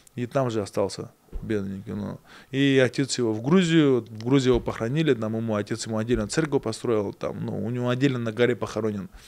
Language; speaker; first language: Russian; native; Russian